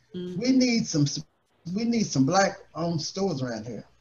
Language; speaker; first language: English; native; English